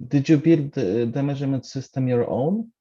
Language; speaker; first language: English; non-native, fluent; Polish